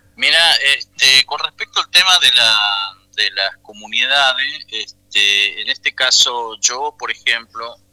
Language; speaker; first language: Spanish; non-native, local second language; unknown